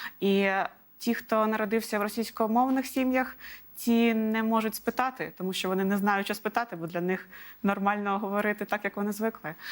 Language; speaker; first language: Ukrainian; non-native, local second language; Russian